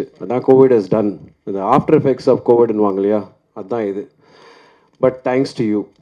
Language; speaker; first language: Tamil; native; Tamil